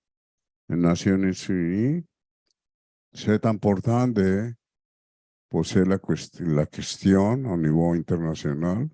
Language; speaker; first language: French; non-native, fluent; Spanish